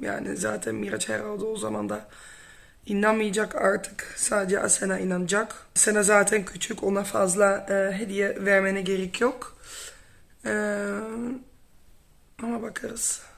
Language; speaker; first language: Turkish; non-native, fluent; Dutch